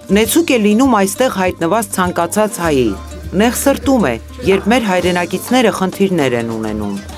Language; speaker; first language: Armenian; native; Armenian